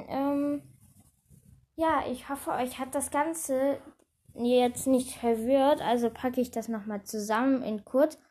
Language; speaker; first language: German; native; German